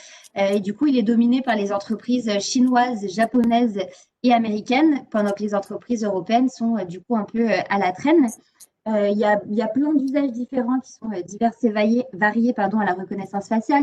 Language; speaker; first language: French; native; French